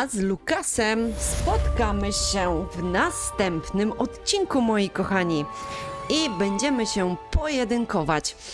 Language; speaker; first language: Polish; native; Polish